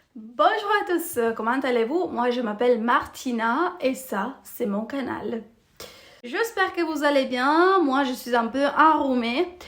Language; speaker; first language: French; non-native, fluent; Italian